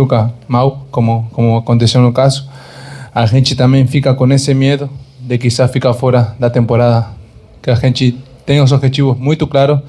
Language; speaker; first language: Portuguese; non-native, fluent; Spanish